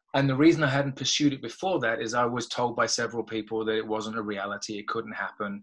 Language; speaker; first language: English; native; English